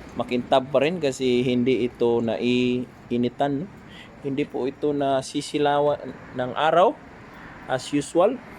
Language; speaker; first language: Filipino; non-native, local second language; Cebuano